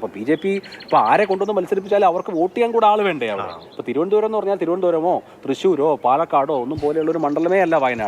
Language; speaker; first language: Malayalam; native; Malayalam